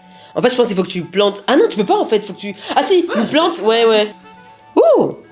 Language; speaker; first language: French; native; French